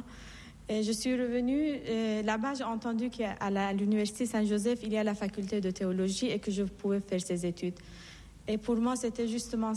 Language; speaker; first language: French; non-native, fluent; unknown